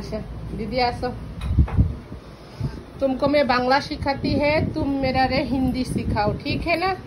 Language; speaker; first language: Hindi; non-native, learner; Bangla